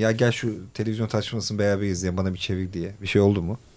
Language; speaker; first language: Turkish; native; Turkish